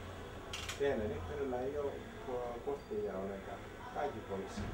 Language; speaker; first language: Finnish; non-native, learner; Greek